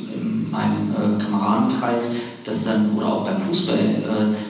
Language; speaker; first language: German; native; German